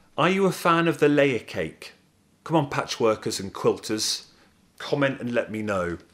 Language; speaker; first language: English; native; English